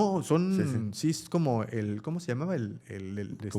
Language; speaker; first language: Spanish; native; Spanish